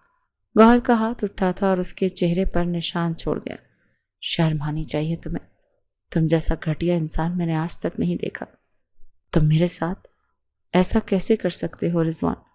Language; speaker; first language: Urdu; native; Urdu